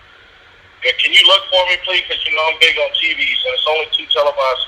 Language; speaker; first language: English; native; English